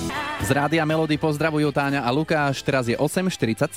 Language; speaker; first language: Slovak; native; Slovak